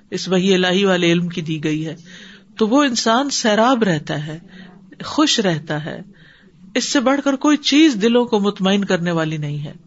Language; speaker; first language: Urdu; native; Urdu